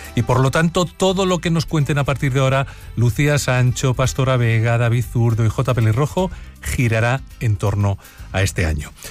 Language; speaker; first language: Spanish; native; Spanish